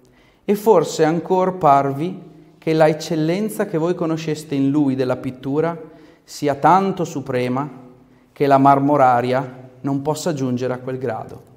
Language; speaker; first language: Italian; native; Italian